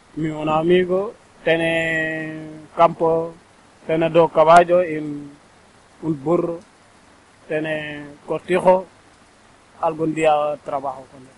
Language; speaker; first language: Spanish; non-native, learner; Wolof